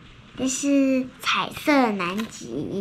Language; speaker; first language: Chinese; native; Chinese